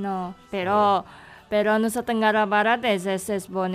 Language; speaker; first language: Catalan; non-native, learner; Indonesian